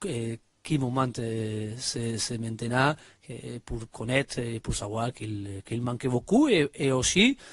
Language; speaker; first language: French; non-native, learner; Spanish